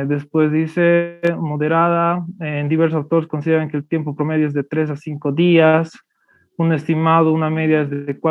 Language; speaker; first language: Spanish; native; Spanish